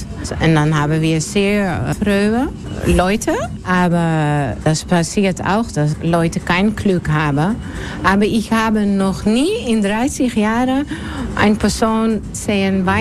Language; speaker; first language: German; non-native, learner; Dutch